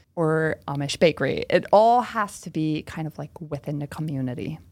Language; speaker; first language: English; early bilingual, other home language; Pennsylvania German